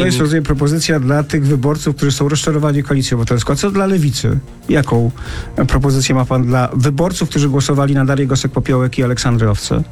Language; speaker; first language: Polish; native; Polish